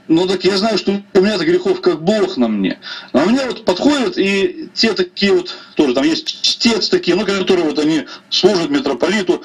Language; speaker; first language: Russian; native; Russian